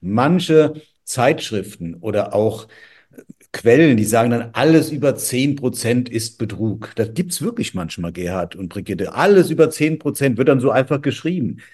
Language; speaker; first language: German; native; German